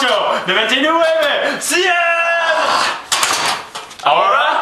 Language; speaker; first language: Spanish; non-native, learner; English